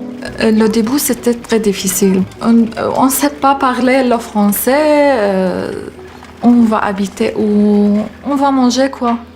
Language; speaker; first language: French; non-native, learner; Arabic